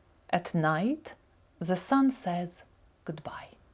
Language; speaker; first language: English; non-native, fluent; Ukrainian